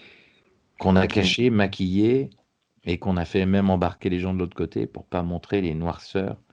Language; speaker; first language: French; native; French